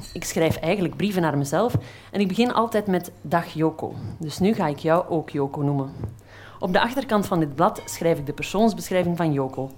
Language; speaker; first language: Dutch; native; Dutch